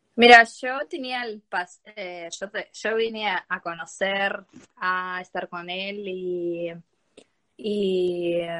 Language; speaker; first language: Spanish; non-native, learner; Ukrainian